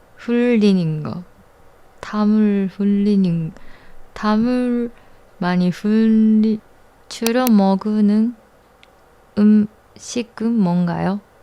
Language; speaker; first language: Korean; non-native, learner; Japanese